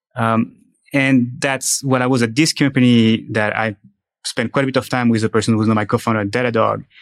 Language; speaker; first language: English; non-native, fluent; French